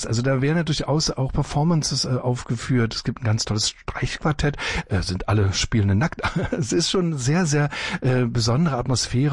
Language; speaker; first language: German; native; German